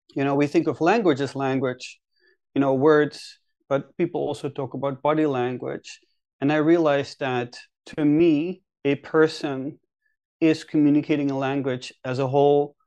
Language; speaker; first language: English; non-native, fluent; Dutch